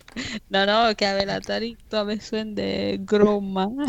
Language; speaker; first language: French; non-native, fluent; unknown